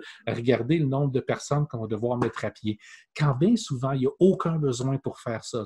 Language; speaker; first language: French; native; French